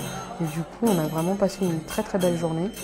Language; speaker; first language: French; native; French